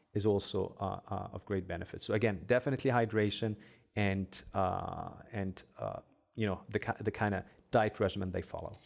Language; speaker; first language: English; non-native, fluent; Arabic